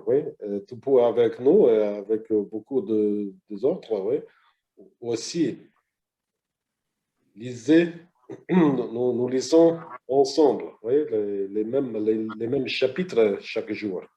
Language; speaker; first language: French; non-native, learner; English